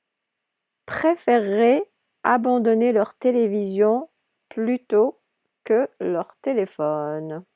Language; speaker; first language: French; non-native, fluent; English